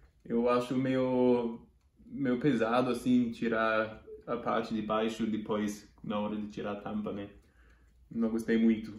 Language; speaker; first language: Portuguese; non-native, fluent; German